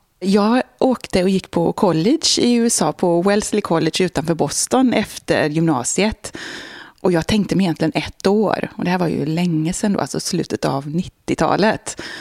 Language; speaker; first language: Swedish; native; Swedish